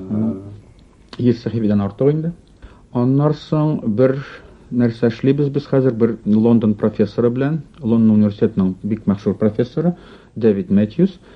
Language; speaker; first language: Tatar; non-native, local second language; Russian